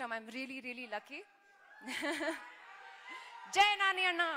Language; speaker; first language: Telugu; non-native, learner; Kannada